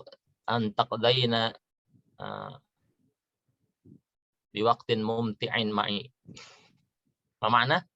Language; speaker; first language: Arabic; non-native, fluent; Indonesian